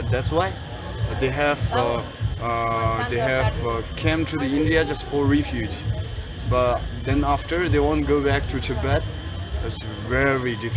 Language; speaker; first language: English; non-native, learner; Tibetan